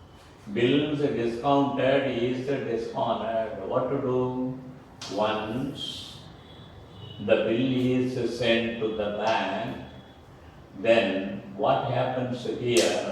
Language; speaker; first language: English; non-native, local second language; Tamil